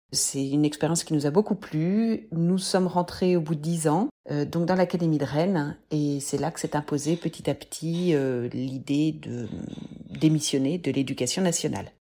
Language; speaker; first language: French; native; French